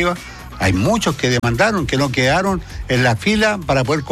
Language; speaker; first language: Spanish; native; Spanish